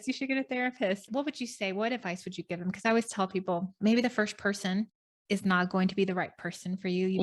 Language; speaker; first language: English; native; English